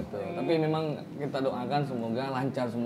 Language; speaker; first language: Indonesian; native; Indonesian